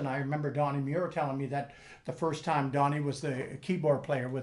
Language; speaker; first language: English; native; English